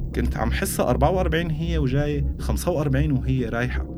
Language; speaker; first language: Arabic; native; Arabic